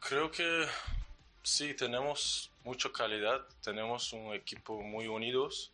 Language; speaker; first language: Spanish; non-native, learner; Persian